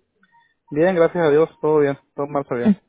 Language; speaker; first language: Spanish; native; Spanish